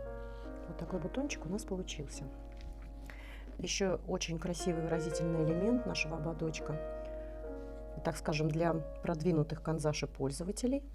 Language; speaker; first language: Russian; native; Russian